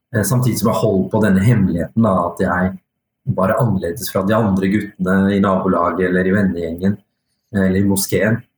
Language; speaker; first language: Norwegian; early bilingual, other home language; Urdu